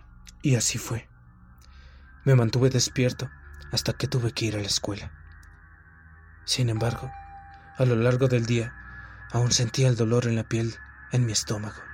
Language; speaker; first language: Spanish; native; Spanish